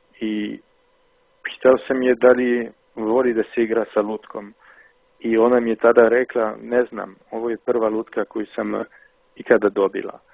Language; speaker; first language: Serbian; non-native, fluent; French